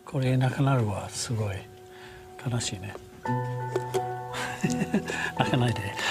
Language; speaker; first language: Japanese; non-native, learner; English